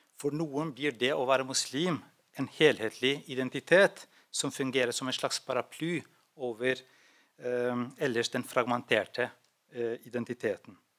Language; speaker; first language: Norwegian; non-native, fluent; Albanian